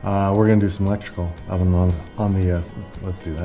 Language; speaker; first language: English; native; English